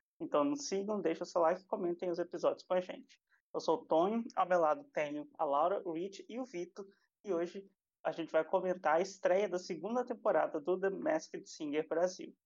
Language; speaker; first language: Portuguese; native; Portuguese